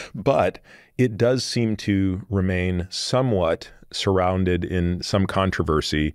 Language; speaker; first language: English; native; English